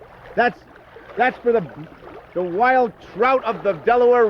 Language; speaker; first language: English; native; English